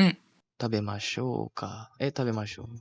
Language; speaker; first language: Japanese; non-native, learner; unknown